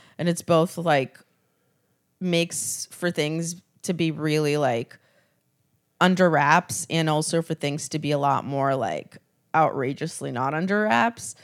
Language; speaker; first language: English; early bilingual, other home language; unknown